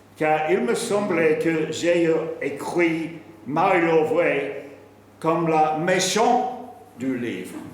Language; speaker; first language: French; non-native, learner; English